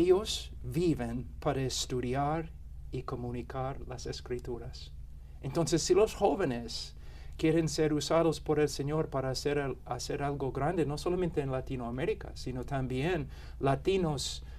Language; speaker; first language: Spanish; non-native, fluent; English